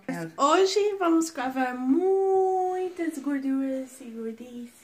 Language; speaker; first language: Portuguese; non-native, fluent; English